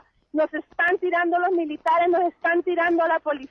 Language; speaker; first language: Spanish; native; Spanish